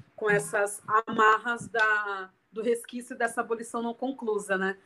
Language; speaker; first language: Portuguese; native; Portuguese